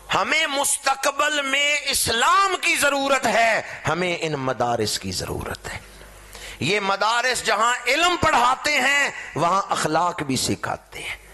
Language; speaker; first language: Urdu; non-native, local second language; Punjabi